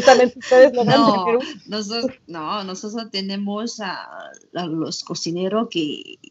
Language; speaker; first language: Spanish; non-native, learner; Thai